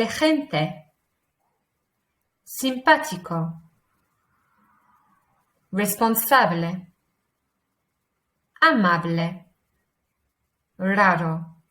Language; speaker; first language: Spanish; non-native, fluent; English